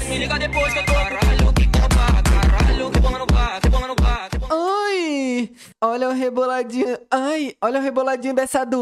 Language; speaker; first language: Portuguese; native; Portuguese